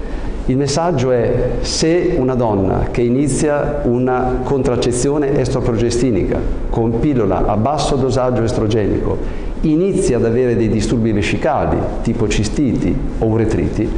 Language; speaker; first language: Italian; native; Italian